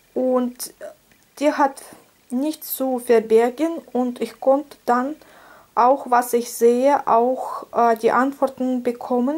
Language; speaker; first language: German; non-native, fluent; Russian